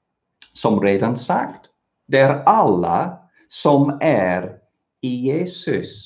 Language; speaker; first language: Swedish; non-native, fluent; English